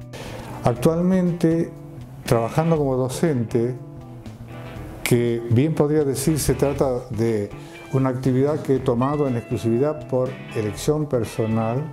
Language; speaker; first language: Spanish; native; Spanish